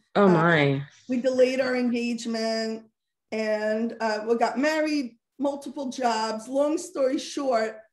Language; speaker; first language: English; native; English